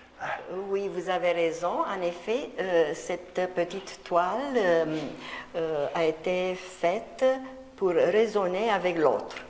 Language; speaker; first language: French; non-native, fluent; Romanian